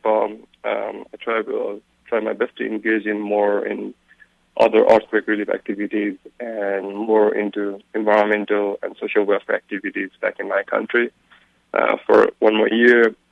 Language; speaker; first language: English; non-native, local second language; Eastern Tamang